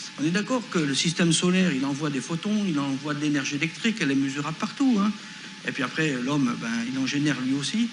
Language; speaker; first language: French; native; French